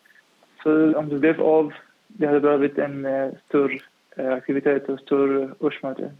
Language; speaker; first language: Swedish; non-native, fluent; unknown